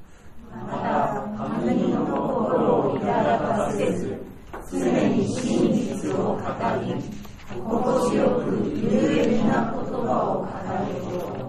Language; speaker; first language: Japanese; native; Japanese